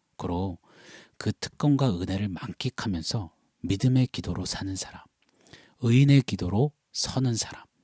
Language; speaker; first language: Korean; native; Korean